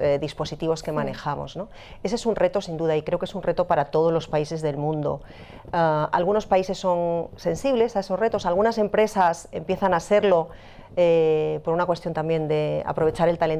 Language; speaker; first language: Spanish; native; Spanish